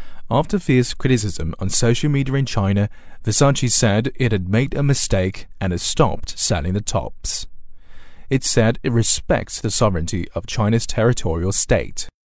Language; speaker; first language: English; non-native, fluent; Chinese